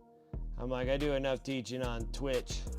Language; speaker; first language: English; native; English